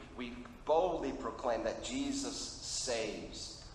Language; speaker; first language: English; early bilingual, other home language; Spanish